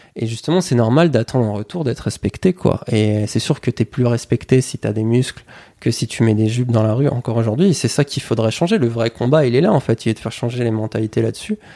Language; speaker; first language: French; native; French